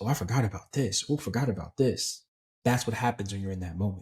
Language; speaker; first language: English; native; English